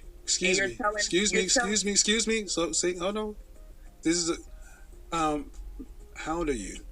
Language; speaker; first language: English; native; English